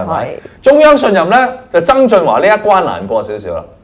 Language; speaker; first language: Cantonese; native; Cantonese